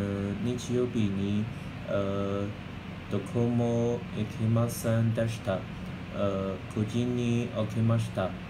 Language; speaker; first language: Japanese; non-native, learner; Chinese